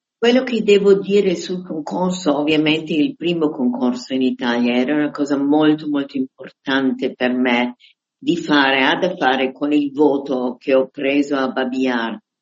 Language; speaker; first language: Italian; non-native, fluent; German